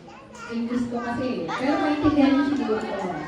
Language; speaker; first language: Filipino; native; Filipino